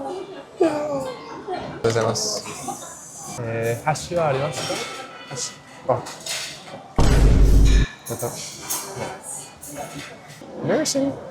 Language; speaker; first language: Japanese; non-native, learner; English